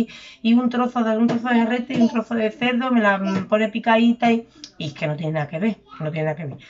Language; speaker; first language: Spanish; native; Spanish